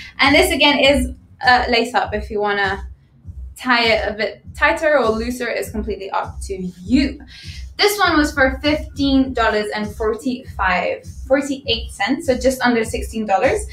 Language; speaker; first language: English; early bilingual, other home language; Portuguese